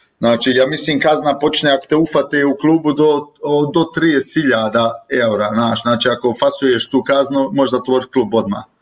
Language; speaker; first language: Croatian; early bilingual, heritage; Bosnian